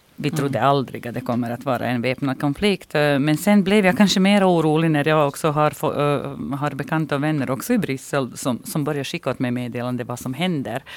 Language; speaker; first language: Swedish; non-native, fluent; Bosnian